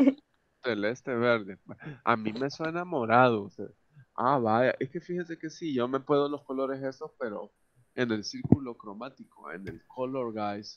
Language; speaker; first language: Spanish; native; Spanish